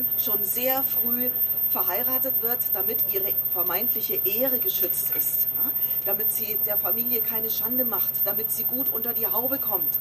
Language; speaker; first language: German; native; German